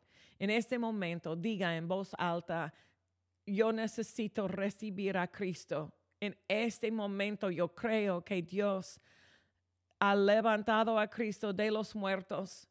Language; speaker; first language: Spanish; non-native, fluent; English